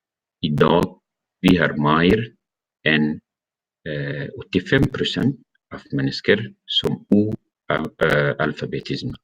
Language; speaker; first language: Norwegian; non-native, learner; Arabic